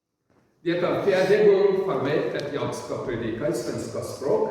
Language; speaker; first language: Swedish; non-native, learner; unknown